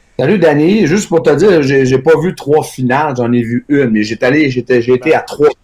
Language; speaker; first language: French; native; French